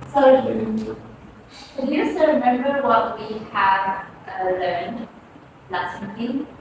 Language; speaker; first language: English; non-native, fluent; Indonesian